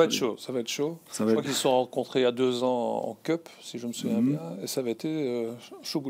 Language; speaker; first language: French; native; French